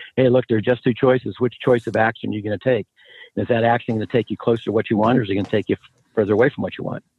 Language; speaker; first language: English; native; English